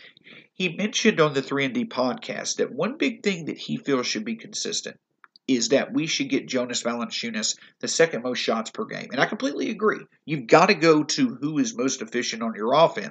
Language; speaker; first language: English; native; English